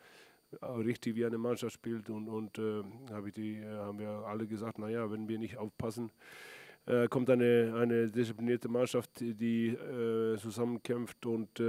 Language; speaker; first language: German; non-native, fluent; Icelandic